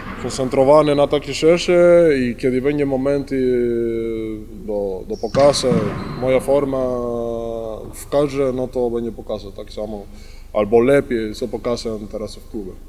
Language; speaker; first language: Polish; non-native, learner; Spanish